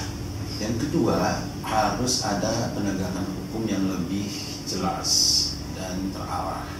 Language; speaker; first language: Indonesian; native; Indonesian